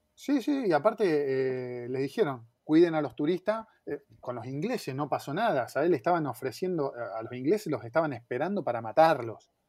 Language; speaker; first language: Spanish; native; Spanish